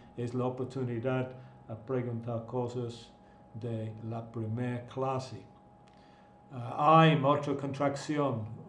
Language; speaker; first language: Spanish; non-native, fluent; English